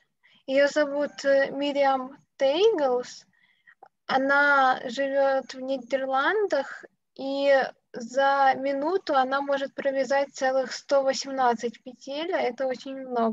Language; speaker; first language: Russian; native; Russian